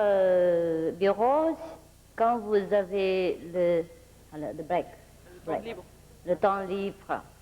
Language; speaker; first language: French; non-native, fluent; Vietnamese